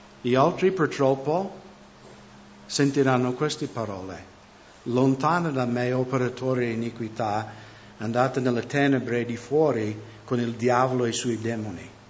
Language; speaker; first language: Italian; non-native, fluent; English